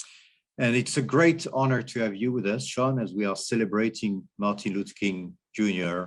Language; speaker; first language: English; non-native, fluent; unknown